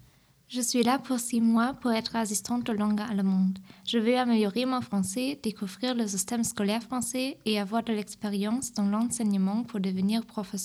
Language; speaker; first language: French; non-native, fluent; German